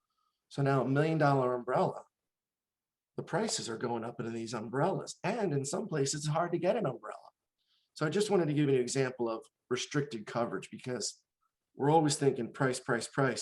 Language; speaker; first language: English; native; English